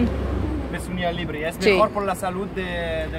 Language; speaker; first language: Spanish; non-native, learner; French